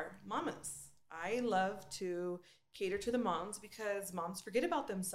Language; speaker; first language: English; native; English